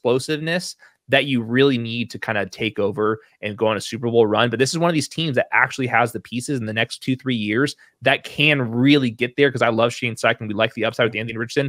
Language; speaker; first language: English; native; English